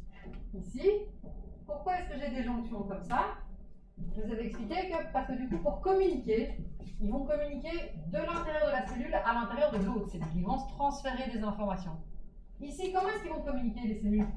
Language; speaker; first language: French; native; French